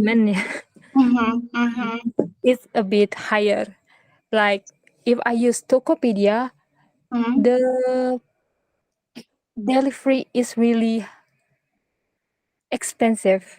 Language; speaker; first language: English; non-native, learner; Indonesian